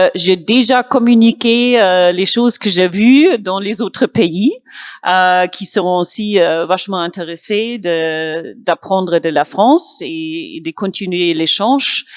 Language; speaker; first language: French; non-native, fluent; German